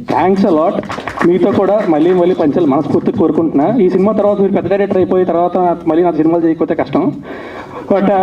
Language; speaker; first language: Telugu; native; Telugu